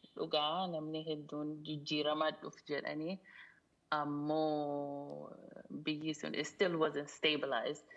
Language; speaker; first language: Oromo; early bilingual, heritage; Oromo